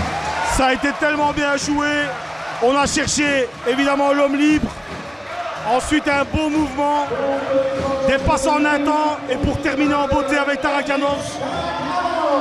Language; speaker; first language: French; native; French